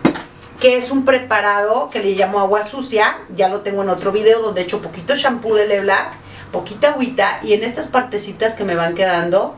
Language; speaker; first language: Spanish; native; Spanish